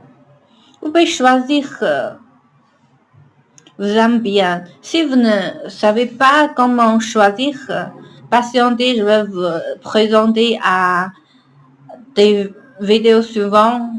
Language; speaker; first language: French; non-native, learner; Chinese